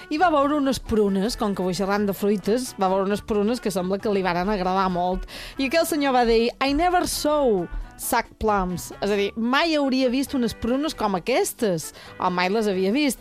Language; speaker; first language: Catalan; native; Catalan